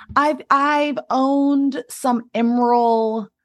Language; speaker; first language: English; native; English